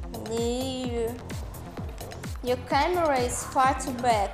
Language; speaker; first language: English; non-native, learner; Russian